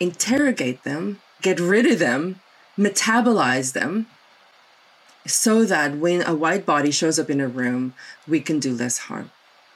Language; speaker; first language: English; non-native, local second language; Afrikaans